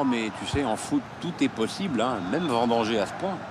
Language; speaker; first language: French; native; French